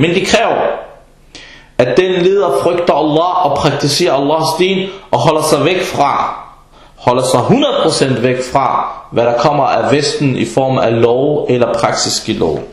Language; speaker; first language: Danish; early bilingual, other home language; Arabic